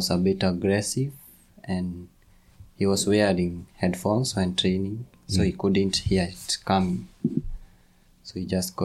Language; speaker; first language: English; non-native, local second language; Kikuyu